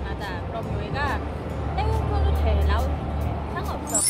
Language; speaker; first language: Korean; non-native, learner; Lao